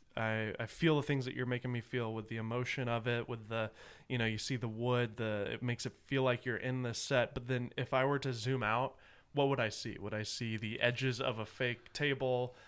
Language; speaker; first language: English; native; English